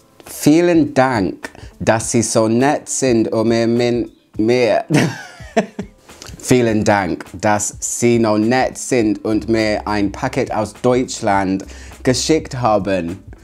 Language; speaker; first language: German; non-native, learner; English